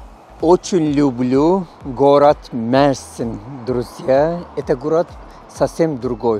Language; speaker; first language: Russian; non-native, fluent; Turkish